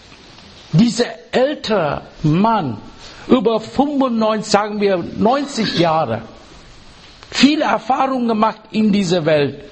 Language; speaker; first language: German; non-native, learner; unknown